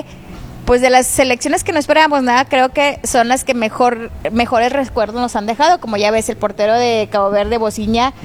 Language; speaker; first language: Spanish; native; Spanish